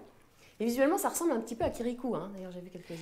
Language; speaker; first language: French; native; French